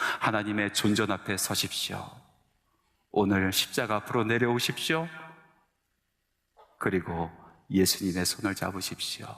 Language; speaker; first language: Korean; native; Korean